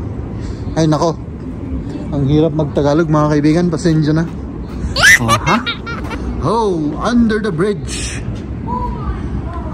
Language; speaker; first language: Filipino; non-native, learner; German